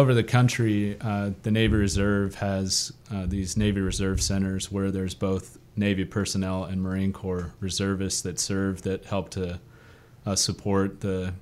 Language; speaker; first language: English; native; English